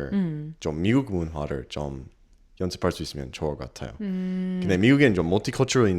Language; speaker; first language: Korean; non-native, learner; English